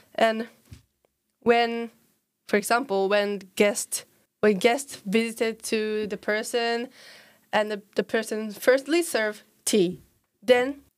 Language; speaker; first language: English; non-native, learner; Japanese